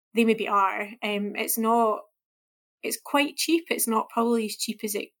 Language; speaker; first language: English; native; English